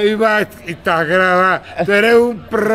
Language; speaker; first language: Spanish; native; Spanish